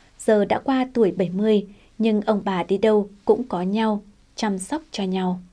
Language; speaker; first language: Vietnamese; native; Vietnamese